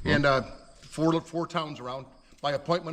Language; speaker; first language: English; native; English